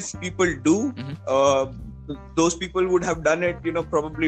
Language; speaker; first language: English; non-native, local second language; Telugu